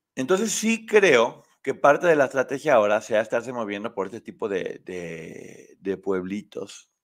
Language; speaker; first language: Spanish; native; Spanish